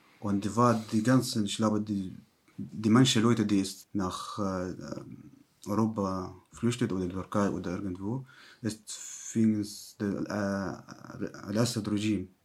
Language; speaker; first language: German; non-native, learner; Arabic